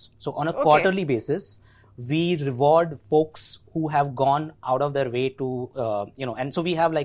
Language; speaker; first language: English; non-native, local second language; Gujarati